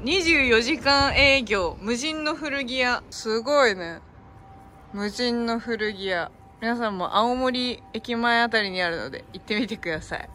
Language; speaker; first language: Japanese; native; Japanese